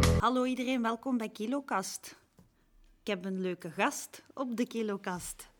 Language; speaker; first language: Dutch; native; Dutch